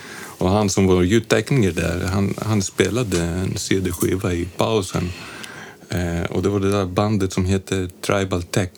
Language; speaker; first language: Swedish; non-native, fluent; Greek